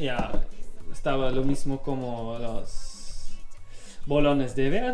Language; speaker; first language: Spanish; non-native, learner; German